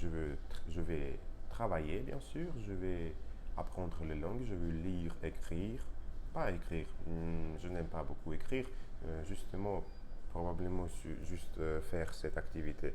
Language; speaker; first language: French; non-native, learner; Russian